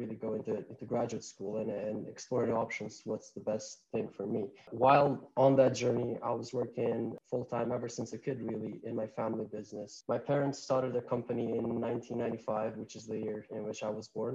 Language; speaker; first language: English; non-native, fluent; Albanian